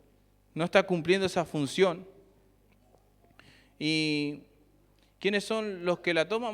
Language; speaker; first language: Spanish; native; Spanish